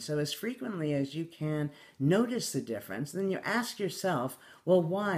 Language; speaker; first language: English; native; English